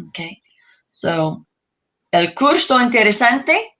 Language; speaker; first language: Spanish; non-native, learner; English